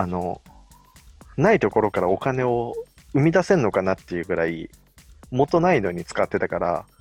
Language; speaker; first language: Japanese; native; Japanese